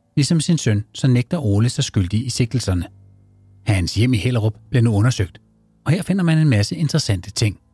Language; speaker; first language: Danish; native; Danish